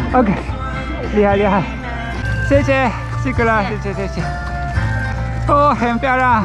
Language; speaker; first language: Chinese; non-native, fluent; Japanese